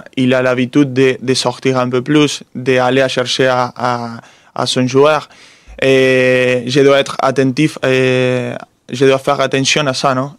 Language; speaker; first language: French; non-native, fluent; Spanish